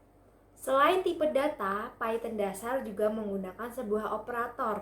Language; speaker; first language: Indonesian; native; Indonesian